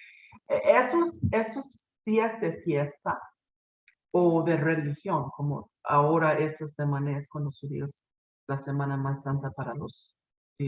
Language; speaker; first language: Spanish; non-native, fluent; English